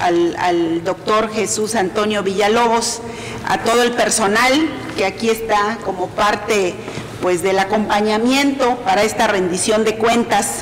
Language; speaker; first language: Spanish; native; Spanish